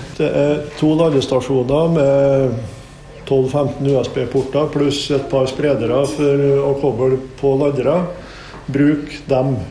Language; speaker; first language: Norwegian; native; Norwegian